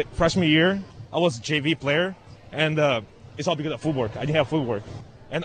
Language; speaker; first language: English; non-native, fluent; Russian